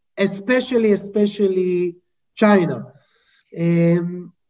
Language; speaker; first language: English; non-native, fluent; Hebrew